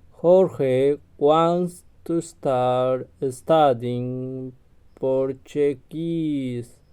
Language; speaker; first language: English; non-native, learner; Spanish